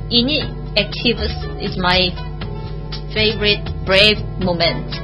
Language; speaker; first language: English; non-native, learner; Korean